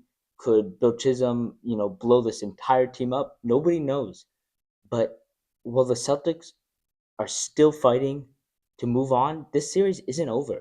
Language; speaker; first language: English; native; English